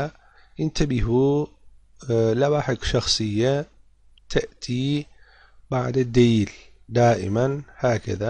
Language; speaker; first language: Arabic; non-native, fluent; Turkish